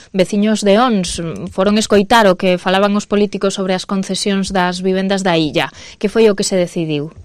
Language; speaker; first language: Galician; non-native, local second language; Spanish